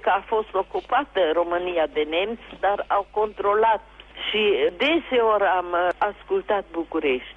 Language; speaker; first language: Romanian; non-native, local second language; German